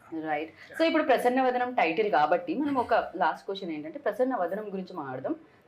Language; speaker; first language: Telugu; native; Telugu